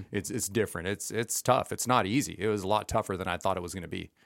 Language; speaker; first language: English; early bilingual, other home language; Spanish